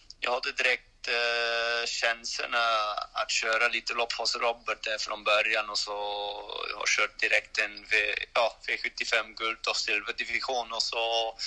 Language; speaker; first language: Swedish; non-native, learner; French